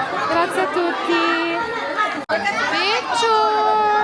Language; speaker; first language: Italian; non-native, fluent; Filipino